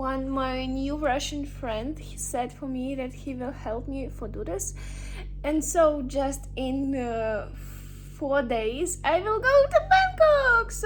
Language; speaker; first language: English; non-native, learner; Russian